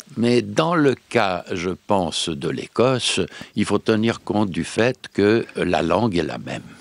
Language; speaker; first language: French; non-native, fluent; Serbian